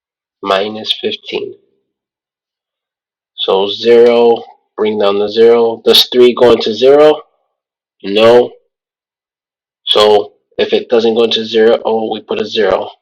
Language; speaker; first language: English; native; English